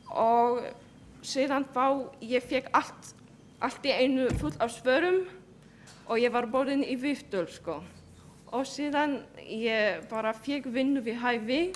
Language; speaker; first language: Icelandic; non-native, fluent; Polish